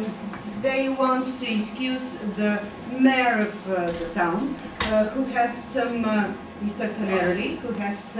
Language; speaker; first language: English; non-native, fluent; Bulgarian